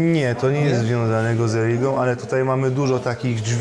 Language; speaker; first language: Polish; early bilingual, heritage; Polish